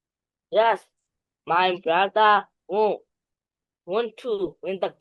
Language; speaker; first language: English; non-native, learner; Burmese